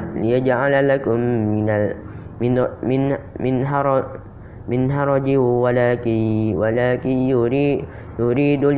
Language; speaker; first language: Arabic; non-native, learner; Indonesian